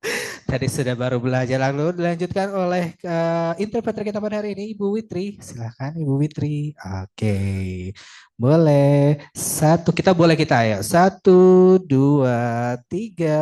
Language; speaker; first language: Indonesian; native; Indonesian